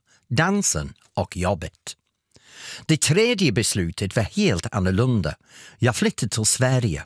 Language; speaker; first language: Swedish; non-native, fluent; English